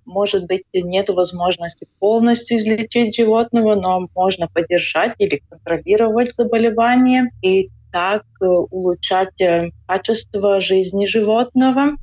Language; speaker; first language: Russian; non-native, local second language; Latvian